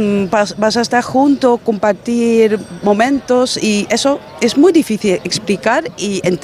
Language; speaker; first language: Spanish; non-native, fluent; Dutch